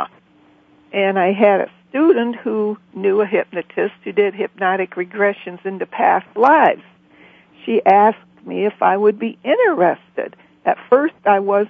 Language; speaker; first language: English; native; English